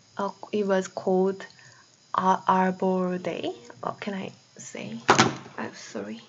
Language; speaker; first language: English; non-native, fluent; Korean